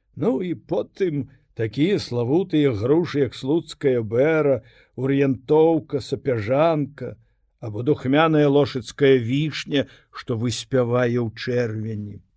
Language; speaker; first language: Belarusian; native; Belarusian